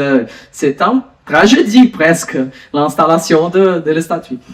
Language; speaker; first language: French; non-native, learner; Portuguese